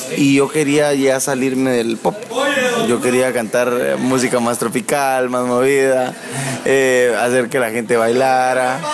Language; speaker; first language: Spanish; native; Spanish